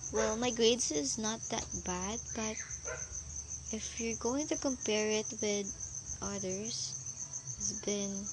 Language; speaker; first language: English; non-native, local second language; Filipino